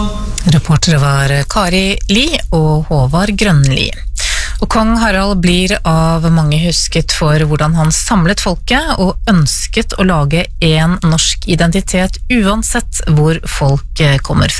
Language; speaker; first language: Norwegian; native; Norwegian